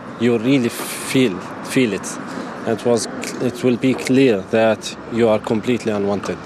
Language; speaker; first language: English; non-native, fluent; Arabic